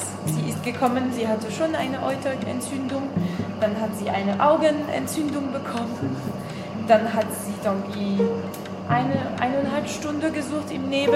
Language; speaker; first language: German; non-native, learner; French